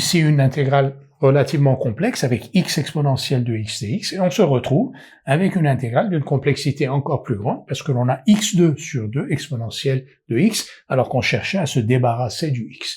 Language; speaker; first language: French; native; French